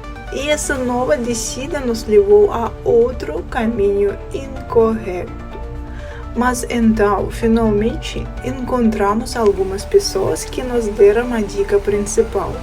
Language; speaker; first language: Portuguese; non-native, fluent; Russian